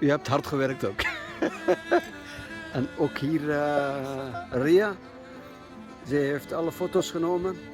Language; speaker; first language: Dutch; non-native, learner; Kurdish